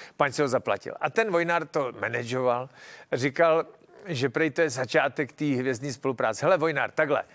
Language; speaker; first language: Czech; native; Czech